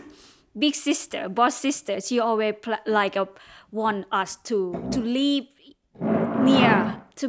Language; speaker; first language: English; non-native, learner; Thai